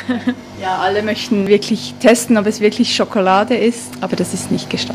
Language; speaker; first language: German; native; German